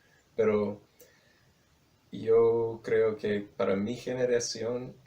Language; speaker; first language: Spanish; non-native, fluent; English